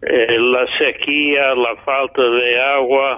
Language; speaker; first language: Spanish; non-native, fluent; English